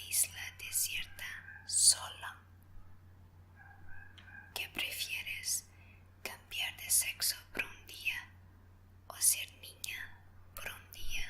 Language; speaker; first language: Spanish; non-native, fluent; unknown